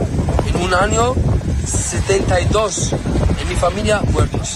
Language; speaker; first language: Spanish; non-native, learner; Arabic